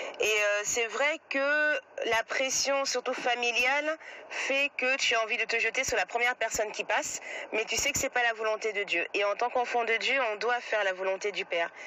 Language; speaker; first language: French; native; French